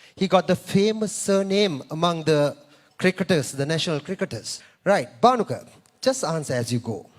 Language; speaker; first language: English; non-native, local second language; Sinhala